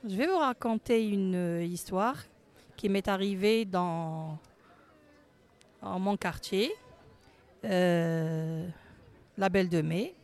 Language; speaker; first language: French; non-native, fluent; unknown